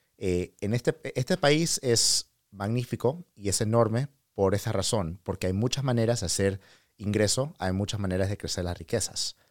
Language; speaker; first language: Spanish; early bilingual, heritage; Spanish